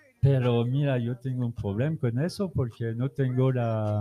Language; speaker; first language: Spanish; non-native, learner; French